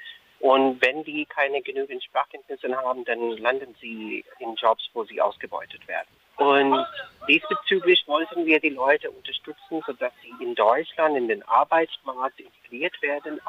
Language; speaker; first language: German; non-native, fluent; Urdu